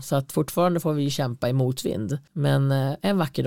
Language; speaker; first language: Swedish; native; Swedish